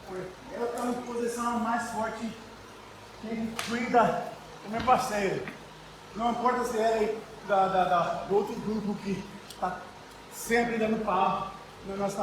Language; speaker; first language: Portuguese; non-native, learner; English